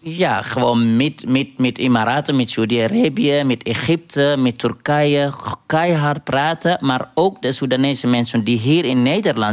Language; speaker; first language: Dutch; non-native, fluent; Arabic